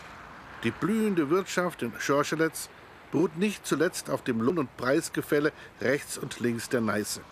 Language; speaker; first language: German; native; German